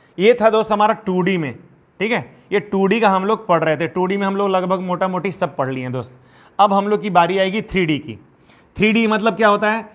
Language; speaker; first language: Hindi; native; Hindi